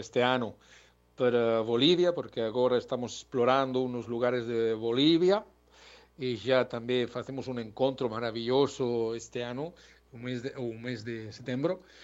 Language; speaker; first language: Portuguese; non-native, learner; Spanish